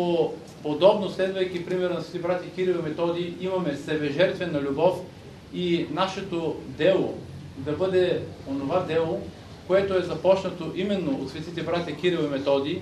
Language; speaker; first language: Bulgarian; native; Bulgarian